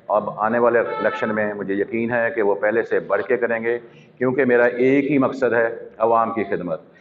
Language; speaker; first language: Urdu; non-native, local second language; Punjabi